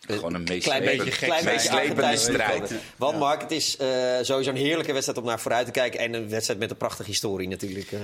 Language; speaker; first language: Dutch; native; Dutch